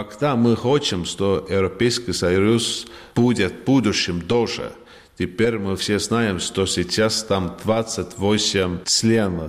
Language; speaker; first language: Russian; non-native, learner; Estonian